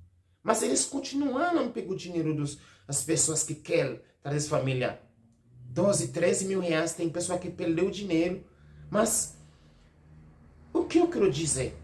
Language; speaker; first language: Portuguese; non-native, learner; Haitian Creole